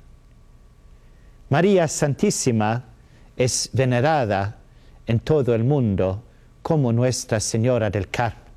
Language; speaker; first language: Spanish; non-native, learner; Swedish